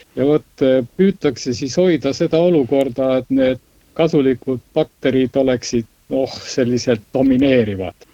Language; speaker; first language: Estonian; native; Estonian